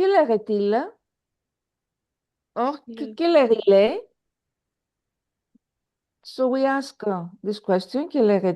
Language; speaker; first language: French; non-native, fluent; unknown